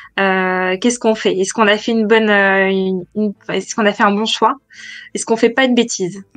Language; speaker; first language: French; native; French